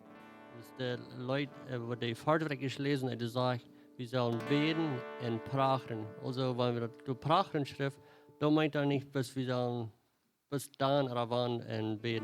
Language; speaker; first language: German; non-native, learner; Plautdietsch